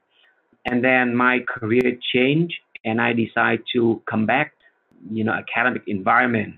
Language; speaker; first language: English; non-native, fluent; Vietnamese